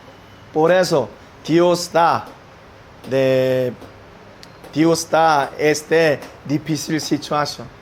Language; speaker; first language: Spanish; non-native, learner; Korean